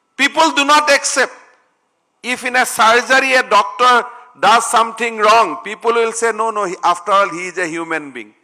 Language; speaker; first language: English; non-native, local second language; Assamese